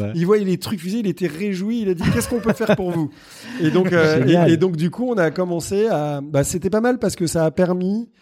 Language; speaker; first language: French; native; French